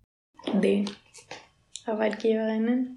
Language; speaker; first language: German; non-native, fluent; Spanish